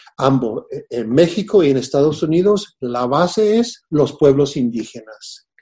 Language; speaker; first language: Spanish; early bilingual, heritage; Spanish